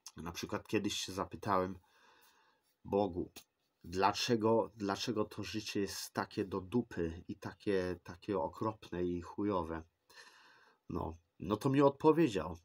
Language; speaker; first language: Polish; early bilingual, heritage; Polish